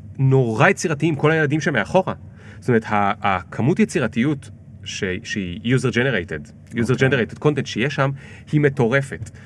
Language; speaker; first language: Hebrew; native; Hebrew